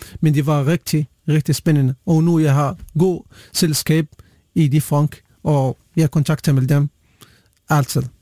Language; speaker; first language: Danish; non-native, learner; Arabic